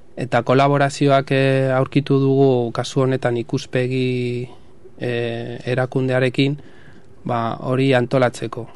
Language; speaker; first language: Basque; non-native, local second language; Spanish